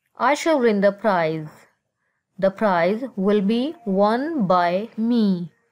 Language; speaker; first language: English; non-native, local second language; Urdu